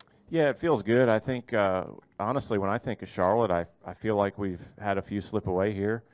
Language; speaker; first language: English; native; English